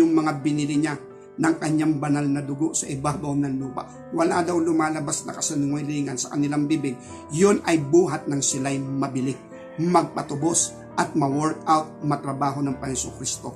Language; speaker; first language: Filipino; native; Filipino